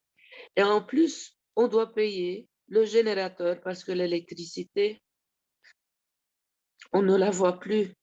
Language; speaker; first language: French; non-native, local second language; Arabic